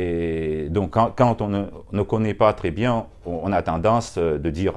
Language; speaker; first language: French; non-native, fluent; Russian